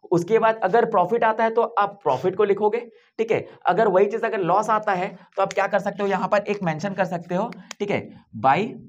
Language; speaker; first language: Hindi; native; Hindi